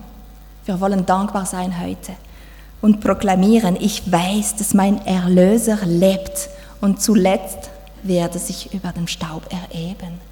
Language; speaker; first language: German; non-native, fluent; French